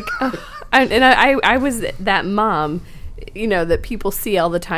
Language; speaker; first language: English; native; English